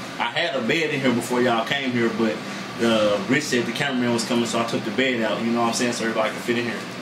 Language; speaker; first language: English; native; English